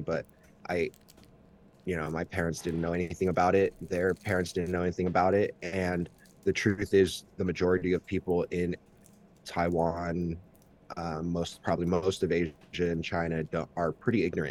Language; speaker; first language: English; early bilingual, other home language; Chinese